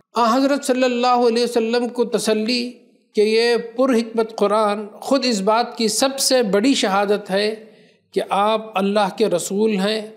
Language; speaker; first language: Urdu; native; Urdu